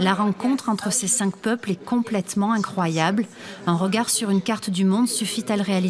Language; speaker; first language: French; native; French